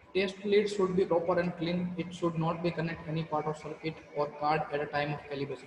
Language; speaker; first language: English; non-native, local second language; Gujarati